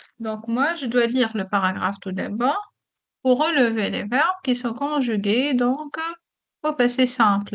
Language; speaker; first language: French; non-native, local second language; Arabic